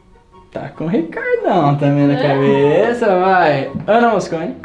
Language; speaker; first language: Portuguese; native; Portuguese